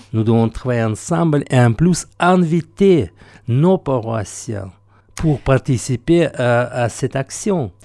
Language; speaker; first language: French; non-native, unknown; Russian